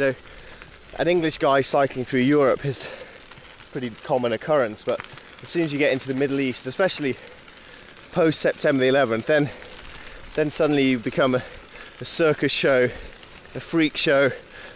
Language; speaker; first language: English; native; English